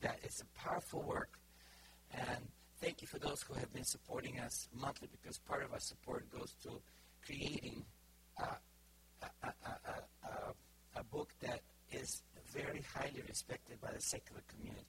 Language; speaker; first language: English; non-native, fluent; Bulgarian